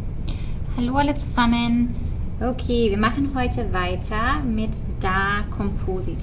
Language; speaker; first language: German; non-native, fluent; English